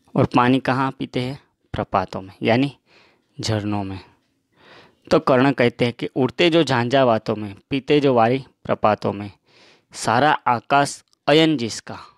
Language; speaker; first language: Hindi; non-native, local second language; Gujarati